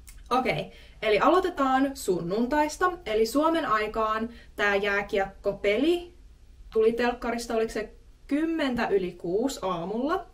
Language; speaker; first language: Finnish; native; Finnish